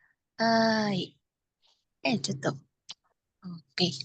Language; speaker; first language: Japanese; non-native, learner; Indonesian